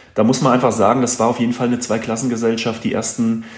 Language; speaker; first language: German; native; German